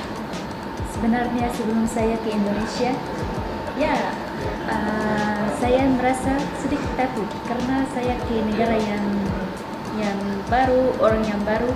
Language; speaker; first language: Indonesian; non-native, learner; Arabic